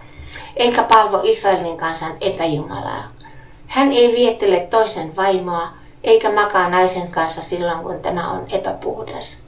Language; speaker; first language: Finnish; native; Finnish